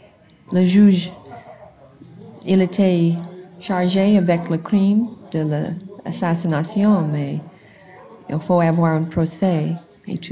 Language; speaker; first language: French; non-native, learner; English